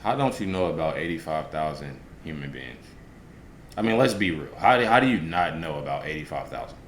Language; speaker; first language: English; native; English